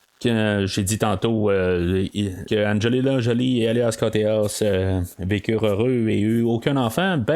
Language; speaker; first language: French; native; French